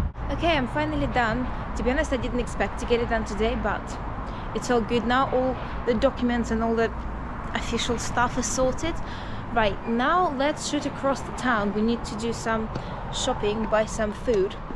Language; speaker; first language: English; non-native, fluent; Russian